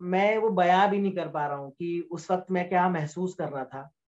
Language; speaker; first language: Hindi; native; Hindi